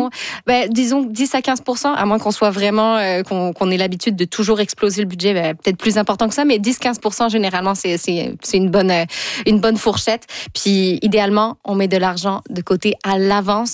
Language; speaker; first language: French; native; French